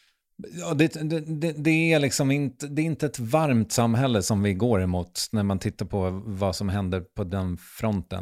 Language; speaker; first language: Swedish; native; Swedish